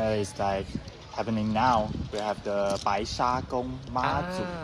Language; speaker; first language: English; non-native, learner; Chinese